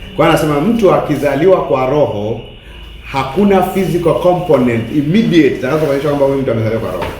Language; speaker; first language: Swahili; native; Swahili